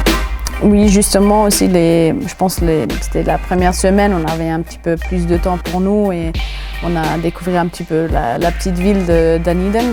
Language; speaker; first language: French; non-native, local second language; German